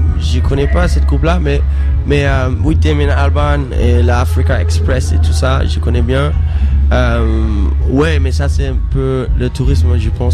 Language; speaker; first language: French; non-native, fluent; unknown